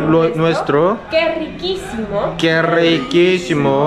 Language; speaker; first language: Spanish; native; Spanish